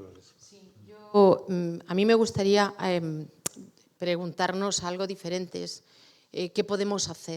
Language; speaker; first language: Spanish; native; Spanish